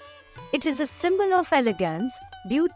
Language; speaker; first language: English; non-native, local second language; Marathi